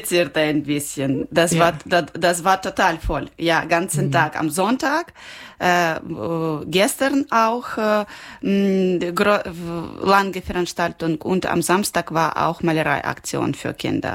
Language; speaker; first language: German; non-native, learner; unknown